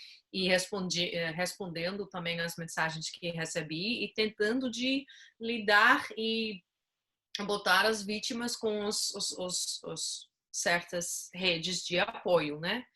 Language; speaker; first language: Portuguese; non-native, fluent; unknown